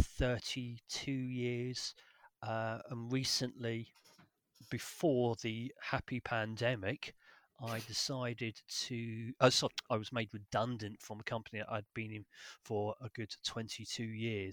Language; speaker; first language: English; native; English